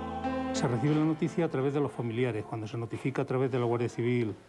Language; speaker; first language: Spanish; native; Spanish